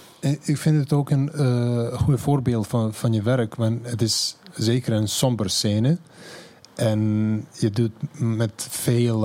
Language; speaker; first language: Dutch; non-native, fluent; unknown